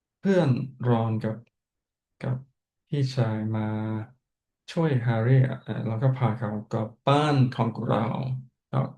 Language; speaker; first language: Thai; non-native, fluent; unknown